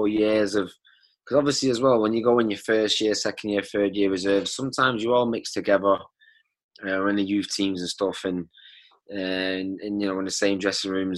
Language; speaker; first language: English; native; English